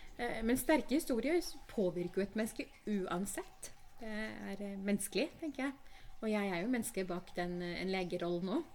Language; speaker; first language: Norwegian; early bilingual, other home language; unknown